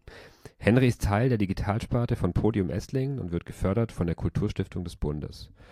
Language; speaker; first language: German; native; German